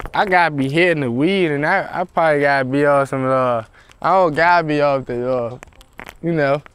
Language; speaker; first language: English; native; English